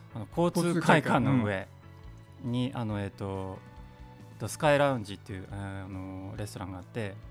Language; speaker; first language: Japanese; native; Japanese